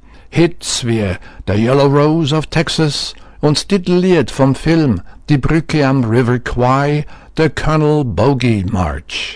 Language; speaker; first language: German; native; German